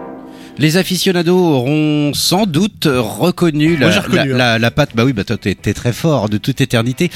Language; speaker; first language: French; native; French